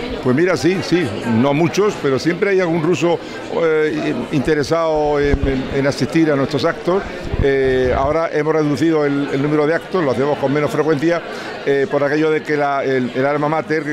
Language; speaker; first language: Spanish; native; Spanish